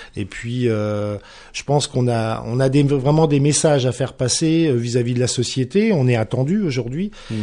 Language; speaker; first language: French; native; French